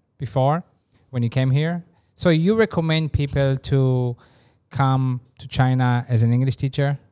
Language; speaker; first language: English; non-native, fluent; Hebrew